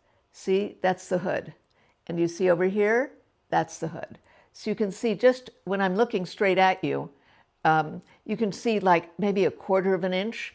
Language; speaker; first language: English; native; English